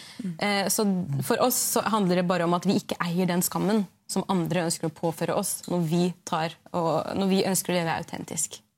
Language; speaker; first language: Norwegian; early bilingual, other home language; Arabic